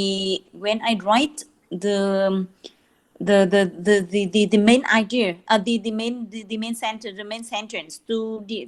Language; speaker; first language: English; non-native, learner; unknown